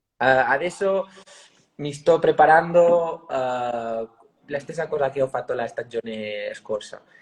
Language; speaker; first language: Italian; non-native, fluent; Spanish